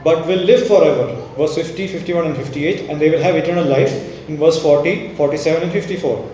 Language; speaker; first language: English; non-native, local second language; Malayalam